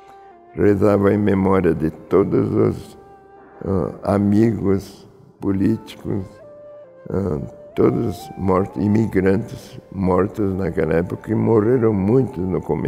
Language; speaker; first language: Portuguese; early bilingual, other home language; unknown